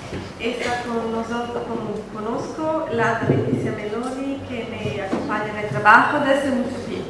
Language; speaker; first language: Spanish; non-native, fluent; Italian